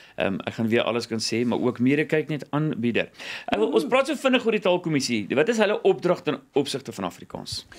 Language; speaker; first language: Afrikaans; native; Afrikaans